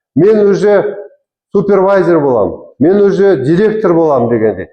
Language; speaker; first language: Russian; non-native, local second language; Kazakh